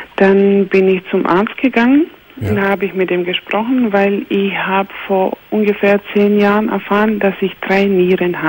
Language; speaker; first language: German; non-native, fluent; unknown